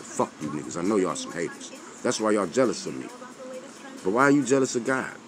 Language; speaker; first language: English; native; English